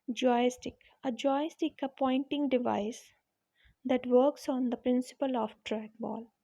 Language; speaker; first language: English; non-native, local second language; Punjabi